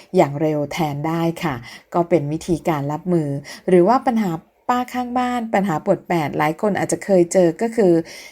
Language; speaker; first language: Thai; native; Thai